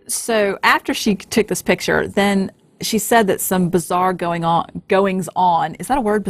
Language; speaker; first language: English; native; English